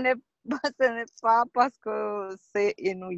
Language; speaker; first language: French; non-native, learner; Portuguese